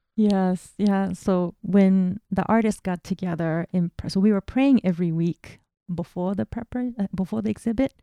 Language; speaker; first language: English; non-native, fluent; Japanese